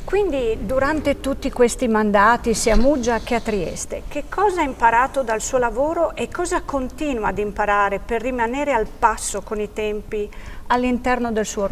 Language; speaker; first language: Italian; native; Italian